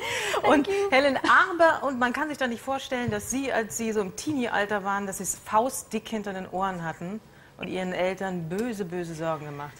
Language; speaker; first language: German; native; German